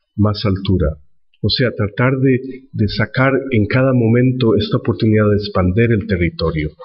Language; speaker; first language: Spanish; native; Spanish